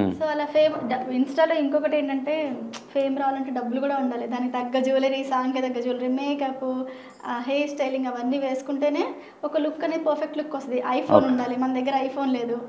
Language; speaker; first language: Telugu; non-native, local second language; Hindi